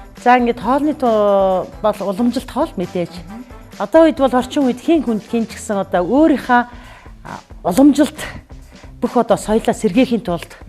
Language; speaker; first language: Mongolian; non-native, local second language; Kazakh